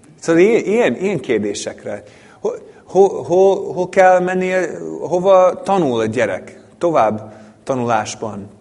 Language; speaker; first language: Hungarian; native; Hungarian